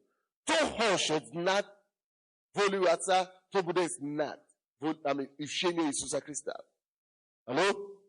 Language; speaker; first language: Russian; non-native, fluent; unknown